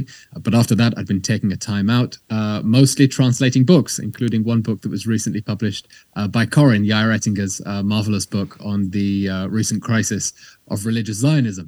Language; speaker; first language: English; native; English